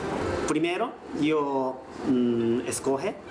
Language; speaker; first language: Spanish; non-native, learner; Japanese